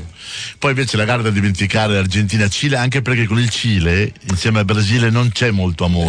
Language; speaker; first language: Italian; native; Italian